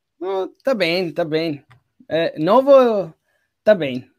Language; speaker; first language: Portuguese; non-native, learner; Spanish